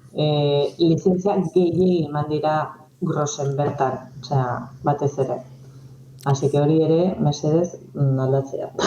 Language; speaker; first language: Basque; non-native, local second language; Spanish